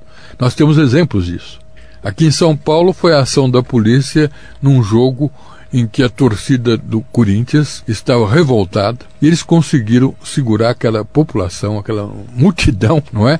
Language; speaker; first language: Portuguese; native; Portuguese